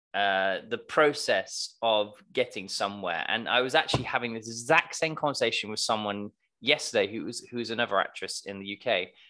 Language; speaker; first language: English; native; English